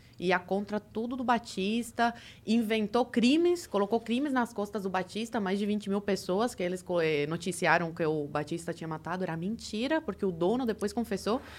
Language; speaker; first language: Portuguese; early bilingual, other home language; Spanish